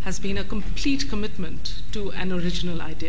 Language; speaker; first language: English; non-native, local second language; Bangla